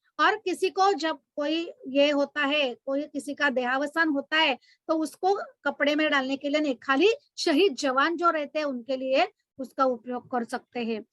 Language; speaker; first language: Hindi; non-native, local second language; Marathi